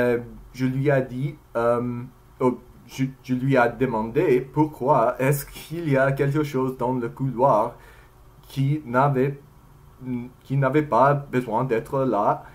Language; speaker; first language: French; non-native, learner; English